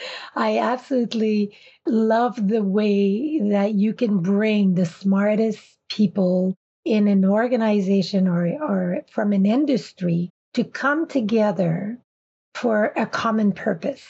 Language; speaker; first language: English; non-native, fluent; French